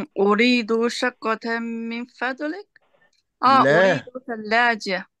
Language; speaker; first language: Arabic; non-native, learner; Chinese